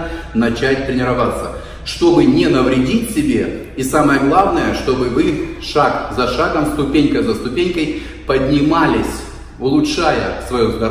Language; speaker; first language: Russian; native; Russian